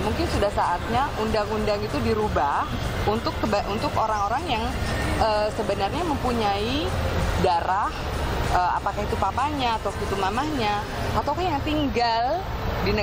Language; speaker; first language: Indonesian; native; Indonesian